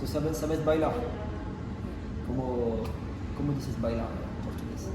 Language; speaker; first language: Spanish; non-native, learner; French